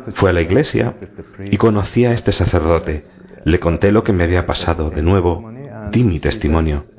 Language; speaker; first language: Spanish; non-native, fluent; Turkish